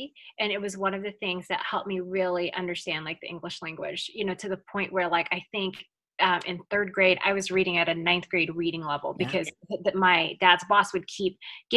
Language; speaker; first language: English; early bilingual, other home language; Filipino